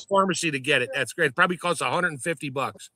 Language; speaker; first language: English; native; English